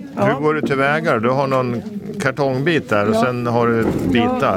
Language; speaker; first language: Swedish; native; Swedish